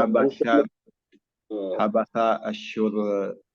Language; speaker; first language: Arabic; non-native, learner; Indonesian